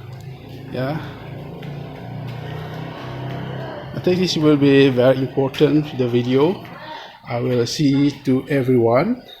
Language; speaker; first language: English; non-native, learner; Indonesian